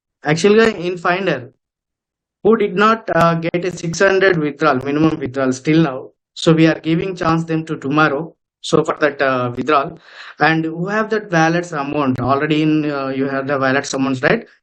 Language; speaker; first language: English; non-native, local second language; Telugu